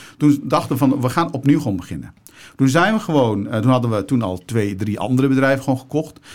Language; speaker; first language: Dutch; early bilingual, other home language; Turkish